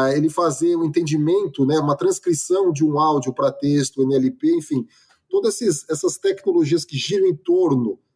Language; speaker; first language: Portuguese; native; Portuguese